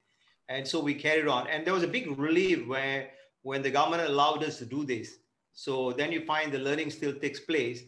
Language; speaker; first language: English; non-native, local second language; Tamil